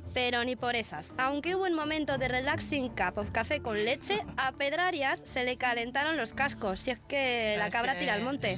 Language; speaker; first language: Spanish; native; Spanish